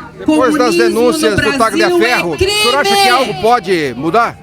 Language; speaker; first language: Portuguese; native; Portuguese